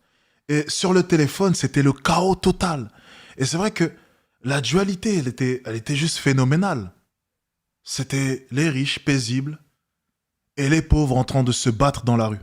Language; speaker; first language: French; native; French